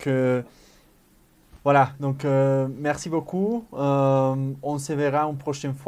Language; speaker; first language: French; non-native, fluent; Spanish